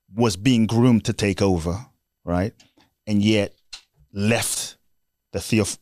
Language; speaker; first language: English; native; English